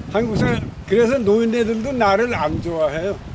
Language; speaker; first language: Korean; native; Korean